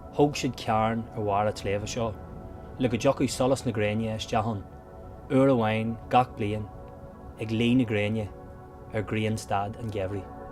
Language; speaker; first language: Irish; non-native, local second language; English